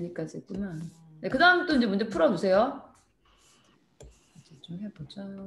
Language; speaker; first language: Korean; native; Korean